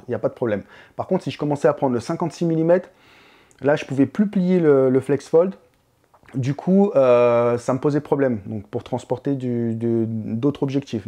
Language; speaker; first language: French; native; French